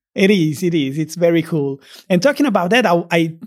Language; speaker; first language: English; non-native, fluent; Italian